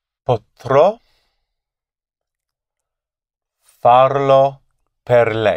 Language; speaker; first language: Italian; non-native, learner; English